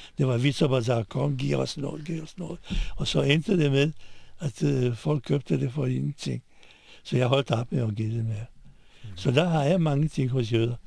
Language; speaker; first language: Danish; non-native, fluent; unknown